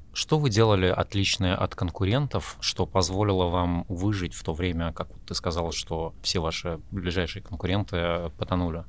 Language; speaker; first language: Russian; native; Russian